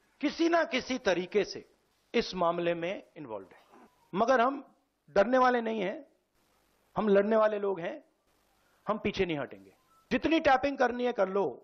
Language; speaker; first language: Hindi; native; Hindi